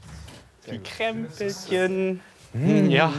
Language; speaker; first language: German; native; German